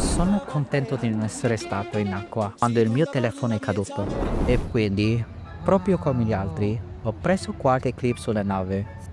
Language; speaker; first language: Italian; non-native, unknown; Filipino